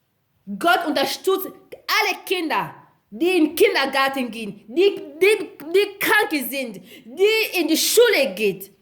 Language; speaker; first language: German; non-native, learner; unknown